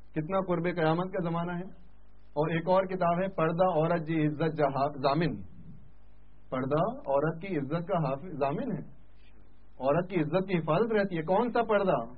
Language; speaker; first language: Urdu; non-native, local second language; Sindhi